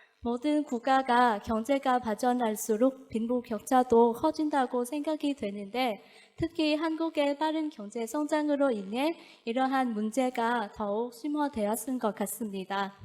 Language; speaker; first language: Korean; non-native, fluent; Vietnamese